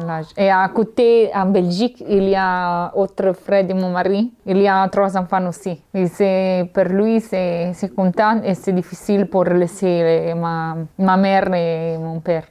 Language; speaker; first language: French; non-native, learner; Italian